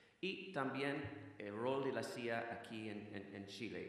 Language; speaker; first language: Spanish; non-native, fluent; English